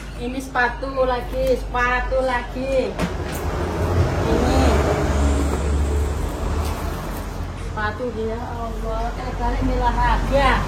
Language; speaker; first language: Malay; non-native, local second language; Javanese